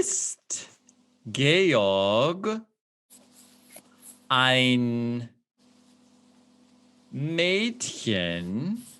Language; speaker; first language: German; non-native, fluent; English